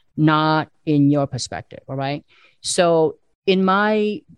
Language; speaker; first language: English; early bilingual, other home language; Korean